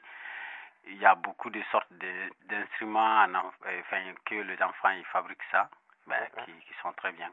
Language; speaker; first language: French; non-native, local second language; Bambara